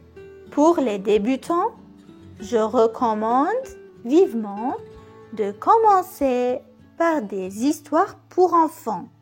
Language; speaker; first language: French; non-native, local second language; Arabic